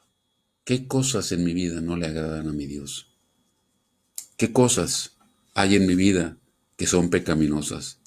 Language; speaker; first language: Spanish; native; Spanish